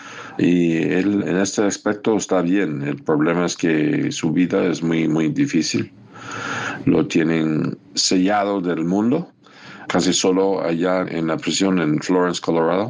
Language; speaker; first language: Spanish; non-native, fluent; English